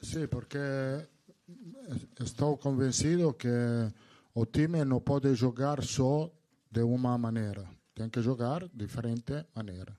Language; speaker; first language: Spanish; non-native, learner; Italian